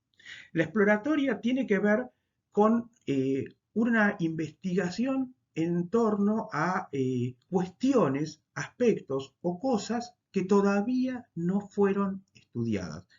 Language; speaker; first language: Spanish; native; Spanish